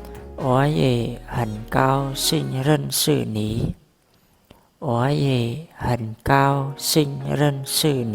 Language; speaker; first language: Chinese; non-native, fluent; Khmer